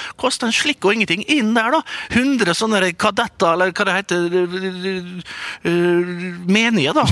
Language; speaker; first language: Norwegian; native; Norwegian